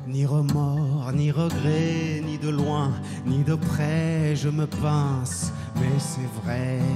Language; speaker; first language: French; non-native, fluent; English